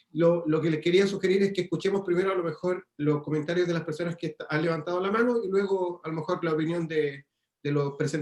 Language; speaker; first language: Spanish; native; Spanish